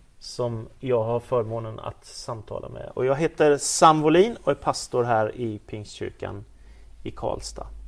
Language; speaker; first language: Swedish; native; Swedish